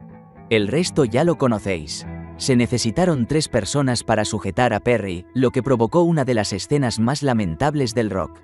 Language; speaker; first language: Spanish; native; Spanish